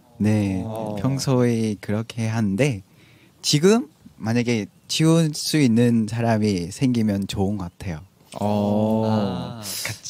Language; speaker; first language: Korean; non-native, fluent; Vietnamese